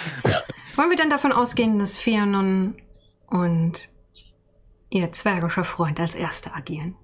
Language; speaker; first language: German; native; German